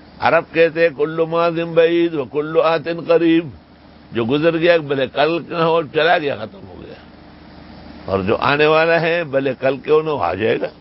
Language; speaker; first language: Urdu; non-native, local second language; Pashto